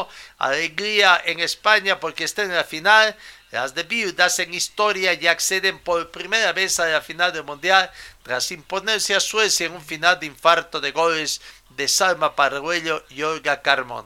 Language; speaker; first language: Spanish; native; Spanish